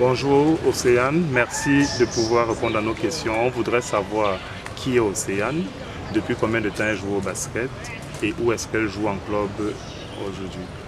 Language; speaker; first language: French; native; French